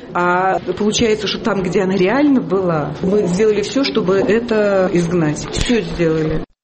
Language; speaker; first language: Russian; native; Russian